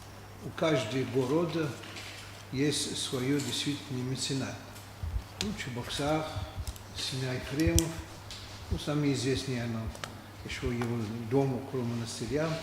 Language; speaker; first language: Russian; non-native, learner; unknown